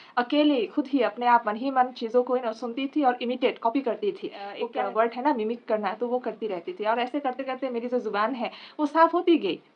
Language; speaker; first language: Hindi; non-native, local second language; Assamese